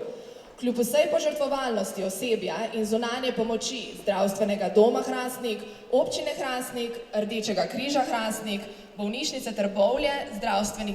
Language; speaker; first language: Slovenian; native; Slovenian